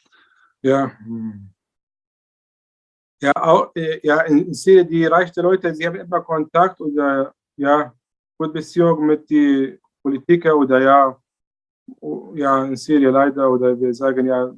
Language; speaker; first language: German; non-native, learner; Arabic